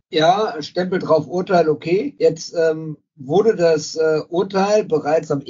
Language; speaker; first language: German; native; German